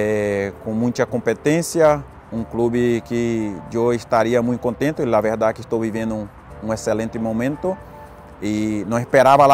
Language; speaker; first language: Spanish; non-native, fluent; Portuguese